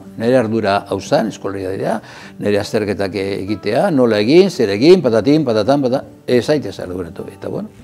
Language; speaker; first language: Basque; native; Basque